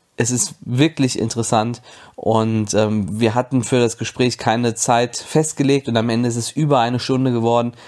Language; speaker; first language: German; native; German